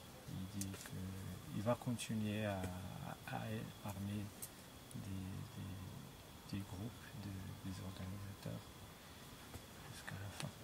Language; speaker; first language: French; non-native, local second language; Arabic